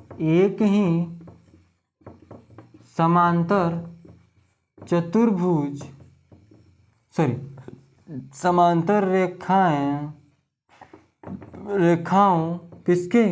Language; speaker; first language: Hindi; native; Hindi